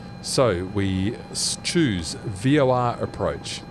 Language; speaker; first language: English; native; English